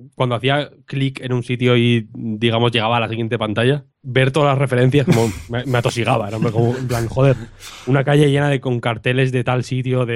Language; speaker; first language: Spanish; native; Spanish